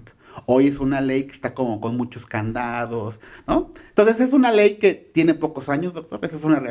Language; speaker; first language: Spanish; native; Spanish